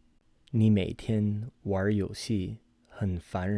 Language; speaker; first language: Chinese; non-native, fluent; English